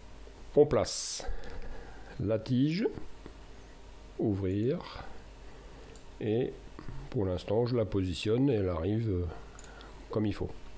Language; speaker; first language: French; native; French